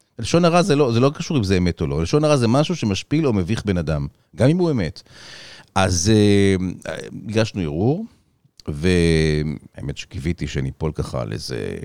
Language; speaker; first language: Hebrew; native; Hebrew